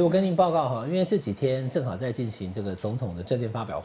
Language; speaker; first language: Chinese; native; Chinese